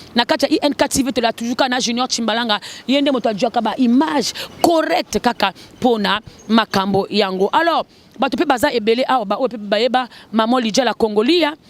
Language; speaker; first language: Lingala; native; Lingala